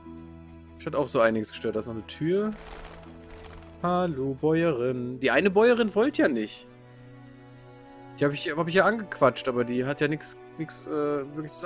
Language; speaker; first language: German; native; German